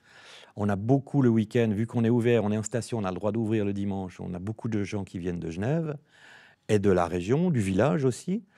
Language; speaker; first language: French; native; French